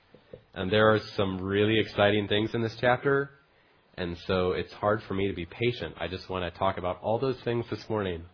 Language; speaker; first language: English; native; English